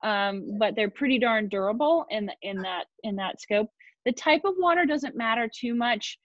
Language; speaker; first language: English; native; English